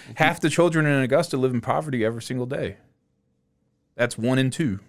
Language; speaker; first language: English; native; English